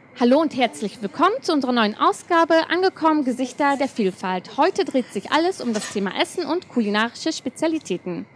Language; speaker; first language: German; native; German